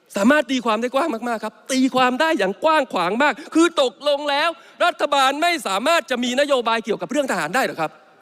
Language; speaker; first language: Thai; native; Thai